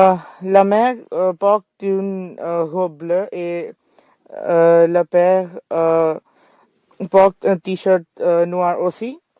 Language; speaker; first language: French; non-native, learner; English